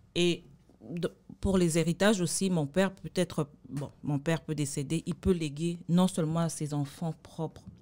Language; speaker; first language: French; non-native, local second language; Lingala